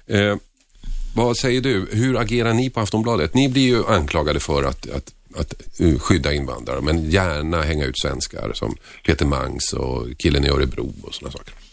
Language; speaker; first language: Swedish; early bilingual, other home language; Finnish